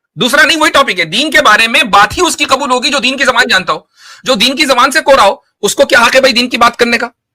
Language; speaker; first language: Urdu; native; Urdu